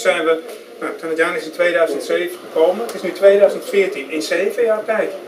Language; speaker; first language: Dutch; native; Dutch